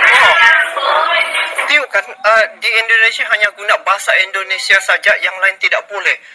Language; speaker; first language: Malay; native; Malay